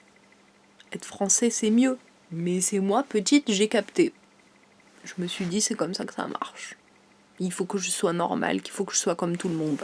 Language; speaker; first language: French; native; French